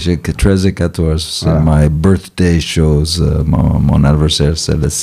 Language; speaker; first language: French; non-native, fluent; English